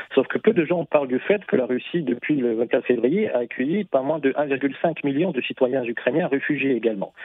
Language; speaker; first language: French; non-native, fluent; Russian